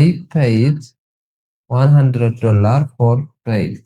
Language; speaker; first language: English; non-native, learner; Tigrinya